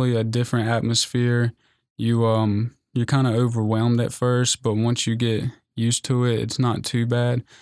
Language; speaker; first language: English; native; English